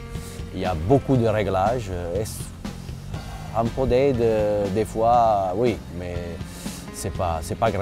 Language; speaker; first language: French; non-native, fluent; Italian